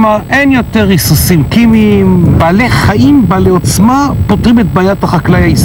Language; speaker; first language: Hebrew; native; Hebrew